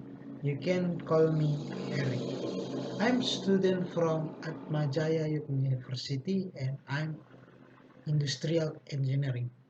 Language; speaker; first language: English; non-native, learner; Indonesian